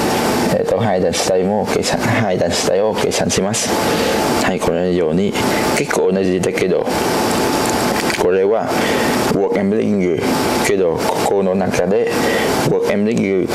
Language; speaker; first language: Japanese; non-native, learner; Cantonese